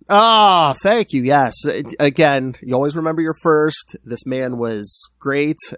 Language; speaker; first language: English; native; English